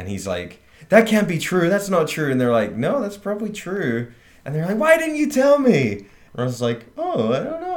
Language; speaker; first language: English; native; English